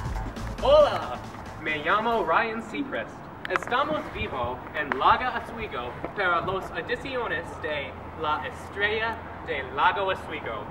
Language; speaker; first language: Spanish; non-native, learner; English